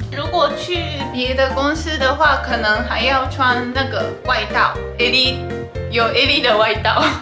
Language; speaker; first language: Chinese; non-native, fluent; Japanese